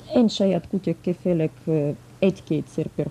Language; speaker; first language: Hungarian; non-native, fluent; Russian